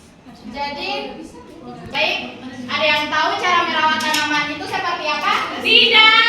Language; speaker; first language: Indonesian; native; Indonesian